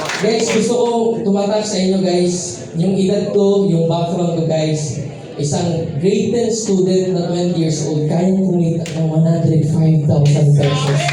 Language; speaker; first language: Filipino; non-native, local second language; Cebuano